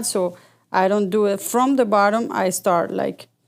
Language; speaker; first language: English; non-native, fluent; Spanish